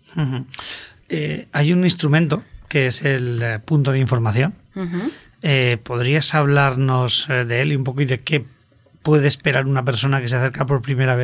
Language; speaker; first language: Spanish; native; Spanish